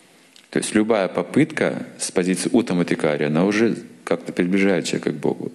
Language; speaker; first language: Russian; native; Russian